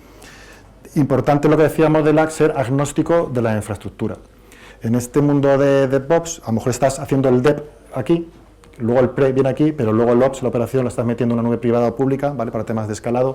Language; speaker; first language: Spanish; native; Spanish